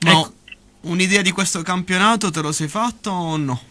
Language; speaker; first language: Italian; native; Italian